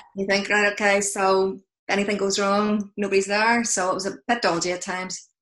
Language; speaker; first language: English; native; English